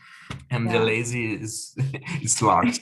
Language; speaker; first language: English; non-native, learner; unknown